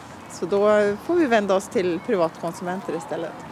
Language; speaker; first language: Swedish; native; Swedish